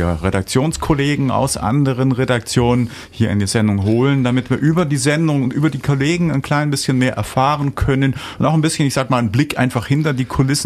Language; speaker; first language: German; native; German